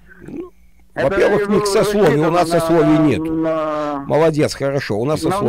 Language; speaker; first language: Russian; native; Russian